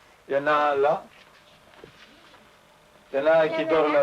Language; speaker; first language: French; native; French